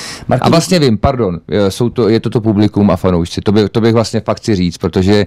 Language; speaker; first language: Czech; native; Czech